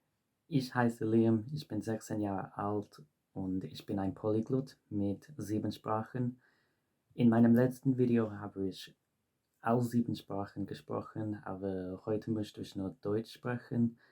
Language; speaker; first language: German; non-native, fluent; English